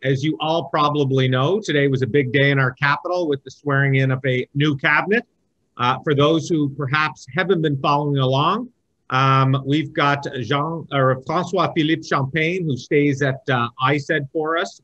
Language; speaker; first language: English; native; English